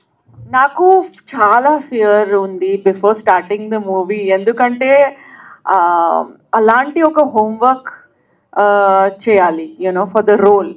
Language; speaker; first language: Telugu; non-native, local second language; Hindi